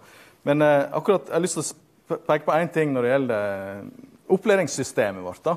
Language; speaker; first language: Norwegian; native; Norwegian